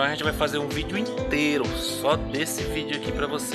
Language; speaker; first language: Portuguese; native; Portuguese